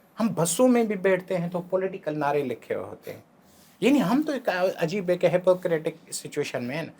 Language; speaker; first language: Urdu; non-native, local second language; Sindhi